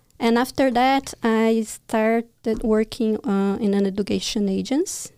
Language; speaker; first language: English; non-native, fluent; Portuguese